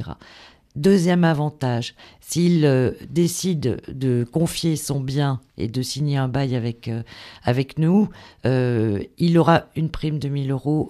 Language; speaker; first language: French; native; French